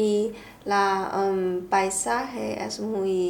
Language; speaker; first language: Spanish; non-native, learner; Chinese